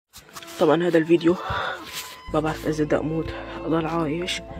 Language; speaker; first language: Arabic; native; Arabic